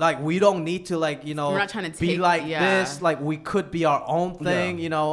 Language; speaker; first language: English; early bilingual, other home language; Cantonese